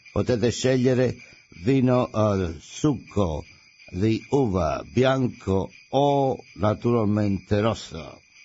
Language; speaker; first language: Italian; native; Italian